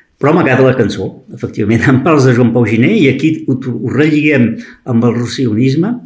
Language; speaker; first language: Catalan; native; Catalan